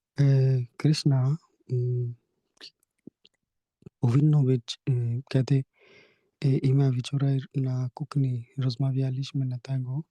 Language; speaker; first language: Polish; non-native, learner; Hindi